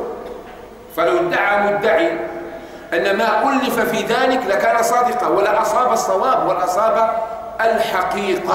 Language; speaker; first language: Arabic; native; Arabic